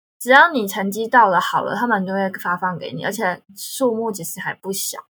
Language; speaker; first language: Chinese; native; Chinese